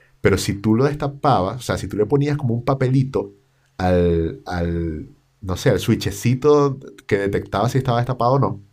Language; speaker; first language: Spanish; native; Spanish